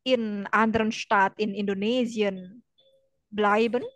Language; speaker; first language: German; non-native, fluent; Indonesian